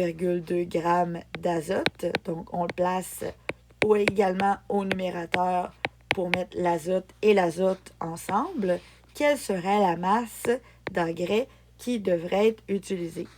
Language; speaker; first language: French; native; French